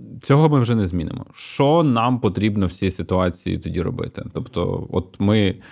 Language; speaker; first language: Ukrainian; native; Ukrainian